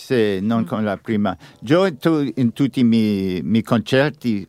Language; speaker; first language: Italian; non-native, learner; English